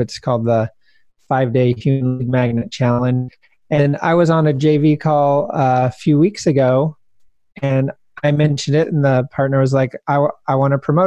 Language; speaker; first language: English; native; English